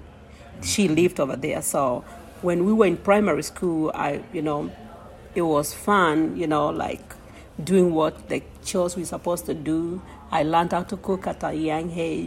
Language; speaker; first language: English; non-native, local second language; Kamba